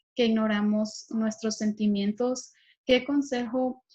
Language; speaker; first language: Spanish; early bilingual, heritage; Spanish